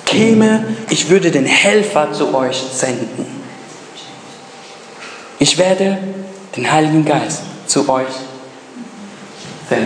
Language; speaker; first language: German; early bilingual, other home language; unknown